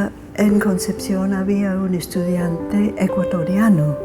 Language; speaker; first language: Spanish; non-native, fluent; English